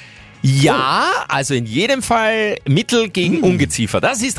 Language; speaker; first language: German; native; German